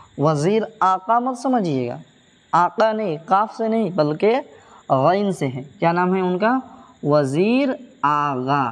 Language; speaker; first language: Urdu; native; Urdu